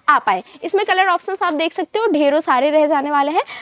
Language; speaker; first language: Hindi; native; Hindi